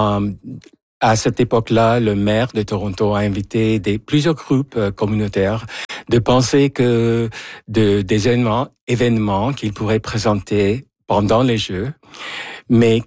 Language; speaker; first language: French; non-native, fluent; Spanish